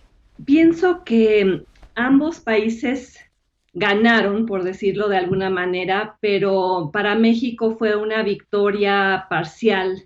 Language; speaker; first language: Spanish; native; Spanish